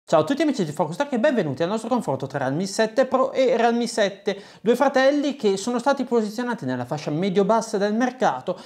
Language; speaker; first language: Italian; native; Italian